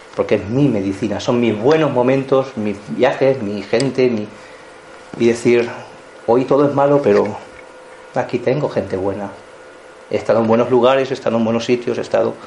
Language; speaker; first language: Spanish; native; Spanish